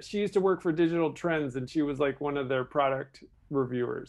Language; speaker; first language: English; native; English